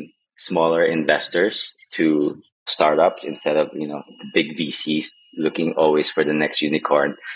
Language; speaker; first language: English; non-native, local second language; Filipino